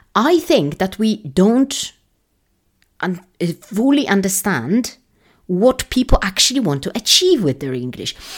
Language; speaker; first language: English; non-native, fluent; Polish